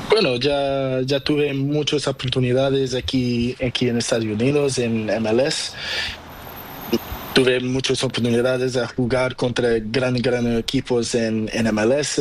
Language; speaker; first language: Spanish; non-native, learner; Portuguese